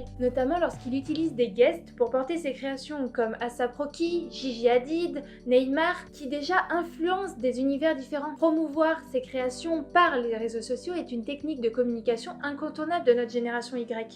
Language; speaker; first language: French; native; French